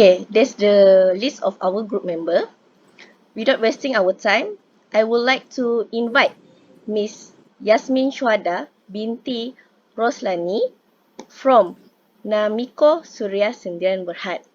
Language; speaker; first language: English; non-native, local second language; Malay